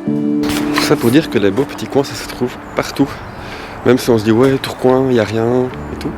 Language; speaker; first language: French; native; French